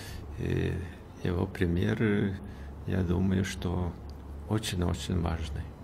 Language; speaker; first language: Russian; non-native, fluent; Lithuanian